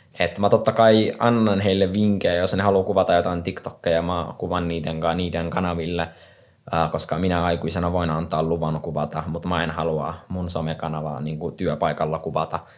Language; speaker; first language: Finnish; non-native, fluent; Somali